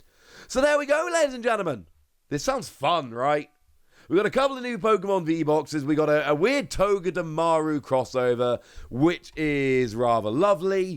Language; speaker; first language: English; native; English